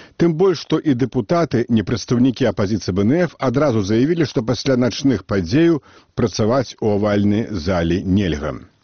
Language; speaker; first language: Belarusian; native; Belarusian